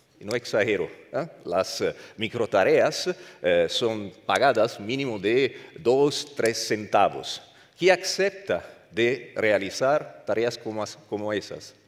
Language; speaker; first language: Spanish; non-native, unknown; Italian